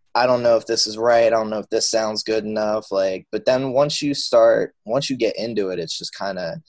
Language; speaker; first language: English; native; English